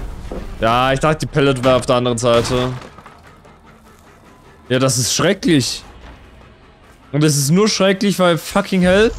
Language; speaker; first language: German; native; German